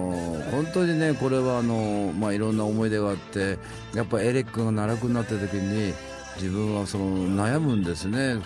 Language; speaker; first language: Japanese; native; Japanese